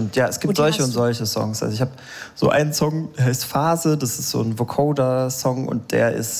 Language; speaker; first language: German; native; German